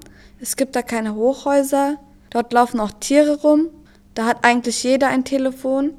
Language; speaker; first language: German; early bilingual, other home language; Turkish